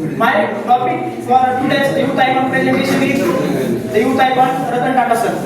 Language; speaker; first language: English; non-native, local second language; Marathi